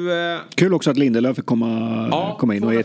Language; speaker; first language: Swedish; native; Swedish